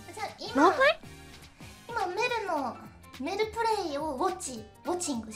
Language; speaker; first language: Japanese; native; Japanese